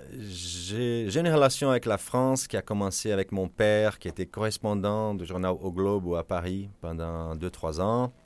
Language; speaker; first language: French; non-native, fluent; Portuguese